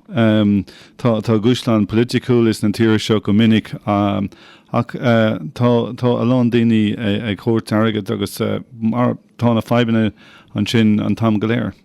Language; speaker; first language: Irish; non-native, local second language; English